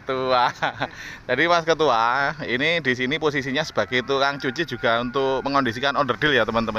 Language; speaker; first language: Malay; non-native, local second language; Javanese